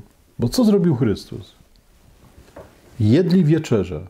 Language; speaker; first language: Polish; native; Polish